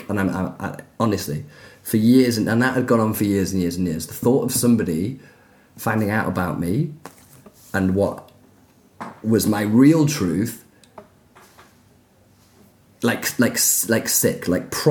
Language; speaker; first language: English; native; English